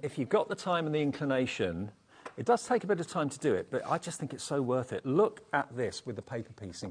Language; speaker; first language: English; native; English